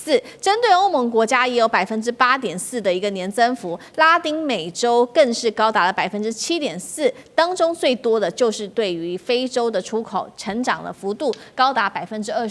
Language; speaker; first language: Chinese; native; Chinese